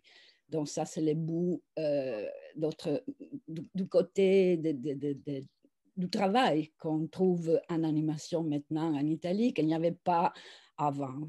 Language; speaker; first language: French; non-native, fluent; Italian